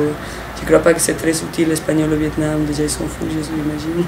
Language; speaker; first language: French; non-native, fluent; Spanish